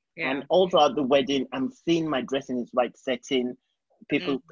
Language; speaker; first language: English; non-native, local second language; Yoruba